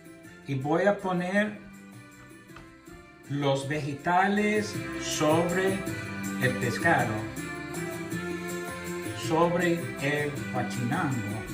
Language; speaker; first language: Spanish; non-native, learner; English